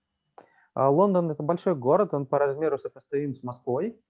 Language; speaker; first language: Russian; native; Russian